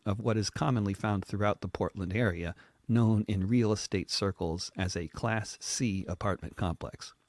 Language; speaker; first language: English; native; English